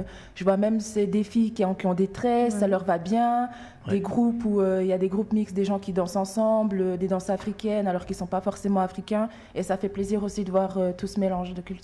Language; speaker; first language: French; early bilingual, other home language; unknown